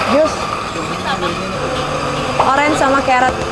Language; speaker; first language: Indonesian; native; Indonesian